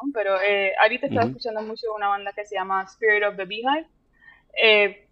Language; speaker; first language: Spanish; native; Spanish